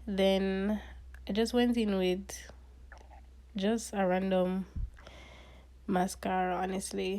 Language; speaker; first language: English; native; English